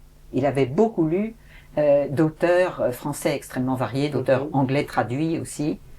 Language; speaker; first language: French; native; French